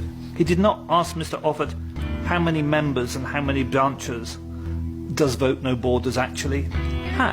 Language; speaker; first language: English; native; English